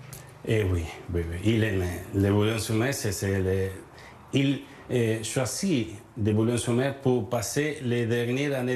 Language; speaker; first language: French; non-native, learner; Spanish